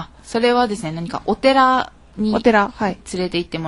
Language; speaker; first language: Japanese; native; Japanese